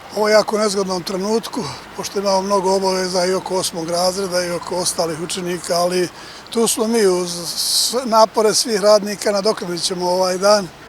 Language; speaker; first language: Bosnian; native; Bosnian